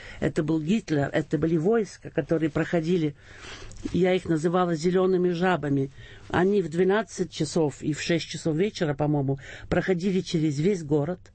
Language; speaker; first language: Russian; early bilingual, heritage; Russian